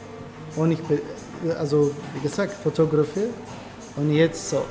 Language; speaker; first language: German; non-native, learner; Turkish